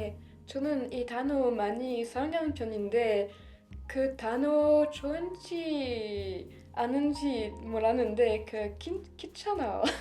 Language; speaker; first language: Korean; non-native, learner; French